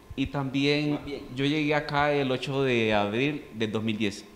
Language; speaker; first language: Spanish; native; Spanish